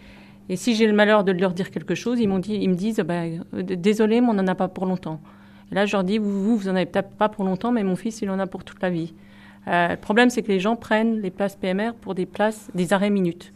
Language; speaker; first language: French; native; French